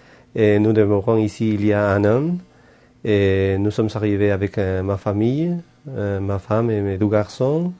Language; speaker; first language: French; non-native, fluent; Spanish